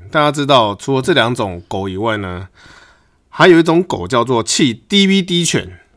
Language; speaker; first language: Chinese; native; Chinese